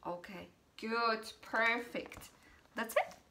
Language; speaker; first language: English; non-native, fluent; Czech